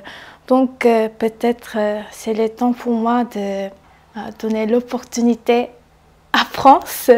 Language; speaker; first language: French; non-native, learner; Korean